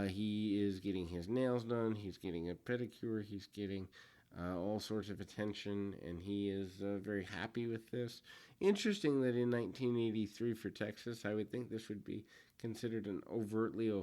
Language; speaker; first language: English; native; English